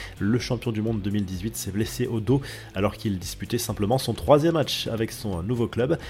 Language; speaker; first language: French; native; French